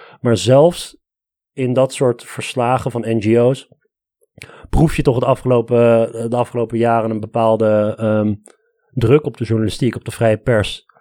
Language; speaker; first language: Dutch; early bilingual, other home language; Armenian